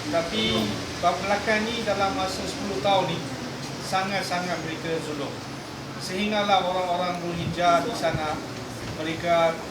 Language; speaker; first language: Malay; non-native, fluent; Rohingya